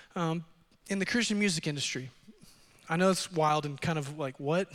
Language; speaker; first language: English; native; English